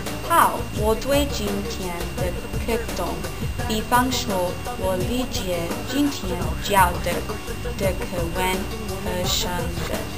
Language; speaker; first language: Chinese; non-native, learner; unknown